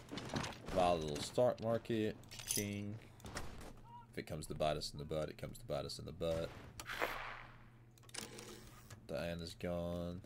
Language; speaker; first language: English; native; English